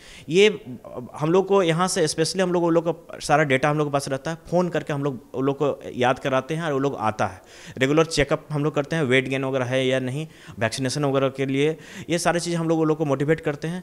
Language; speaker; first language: Hindi; native; Hindi